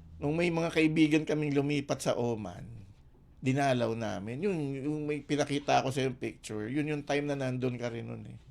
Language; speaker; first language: Filipino; native; Filipino